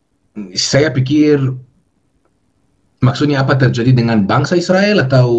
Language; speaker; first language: Indonesian; non-native, fluent; Hebrew